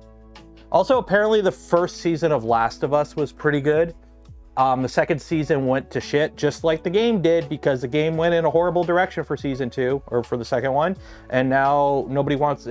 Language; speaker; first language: English; native; English